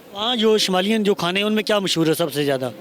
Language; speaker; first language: Urdu; native; Urdu